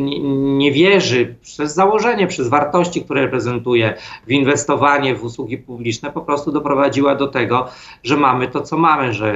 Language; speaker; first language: Polish; native; Polish